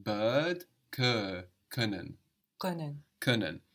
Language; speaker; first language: German; non-native, fluent; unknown